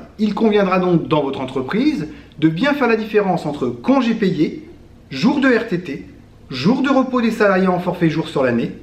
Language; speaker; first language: French; native; French